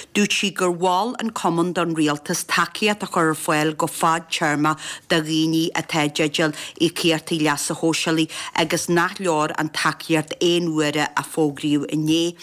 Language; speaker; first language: Irish; native; Irish